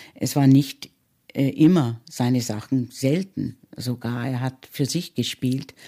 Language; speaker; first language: German; early bilingual, heritage; German